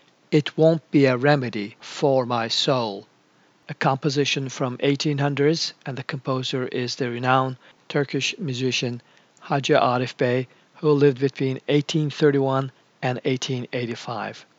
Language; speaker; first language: English; non-native, fluent; Turkish